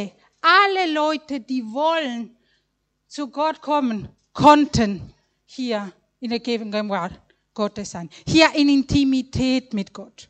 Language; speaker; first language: German; non-native, learner; Spanish